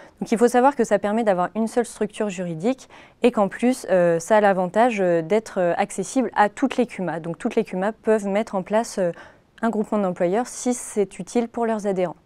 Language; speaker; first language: French; native; French